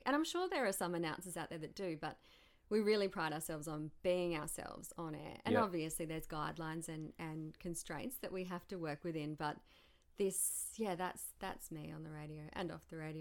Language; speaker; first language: English; native; English